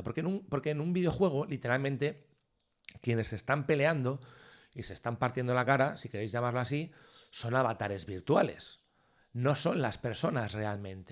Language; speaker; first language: Spanish; native; Spanish